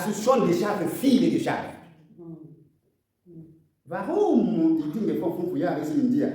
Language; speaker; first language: German; non-native, learner; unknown